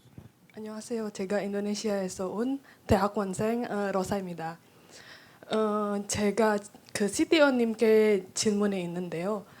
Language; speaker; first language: Korean; non-native, fluent; Indonesian